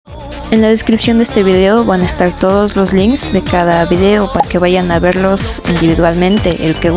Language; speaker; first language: Spanish; native; Spanish